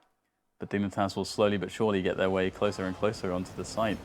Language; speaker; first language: English; native; English